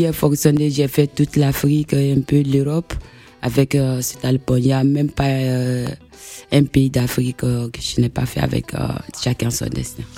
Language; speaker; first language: French; non-native, local second language; Mandingo